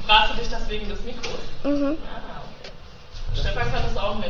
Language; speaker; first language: German; native; German